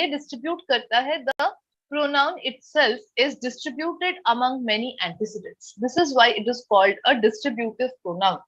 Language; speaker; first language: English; non-native, local second language; Hindi